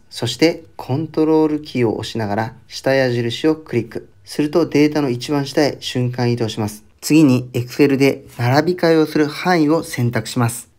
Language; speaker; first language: Japanese; native; Japanese